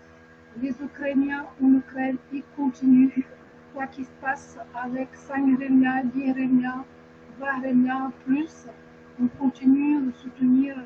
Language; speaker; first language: French; non-native, fluent; Ukrainian